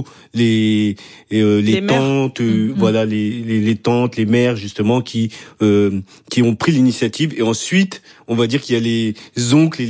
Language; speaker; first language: French; native; French